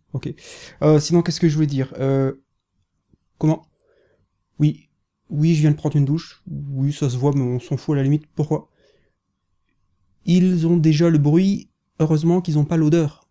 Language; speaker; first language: French; native; French